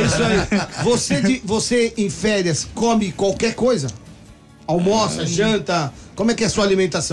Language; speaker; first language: Portuguese; native; Portuguese